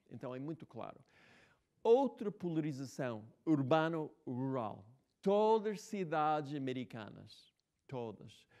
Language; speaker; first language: Portuguese; non-native, fluent; English